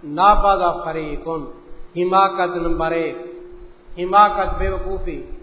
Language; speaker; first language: Urdu; non-native, local second language; Punjabi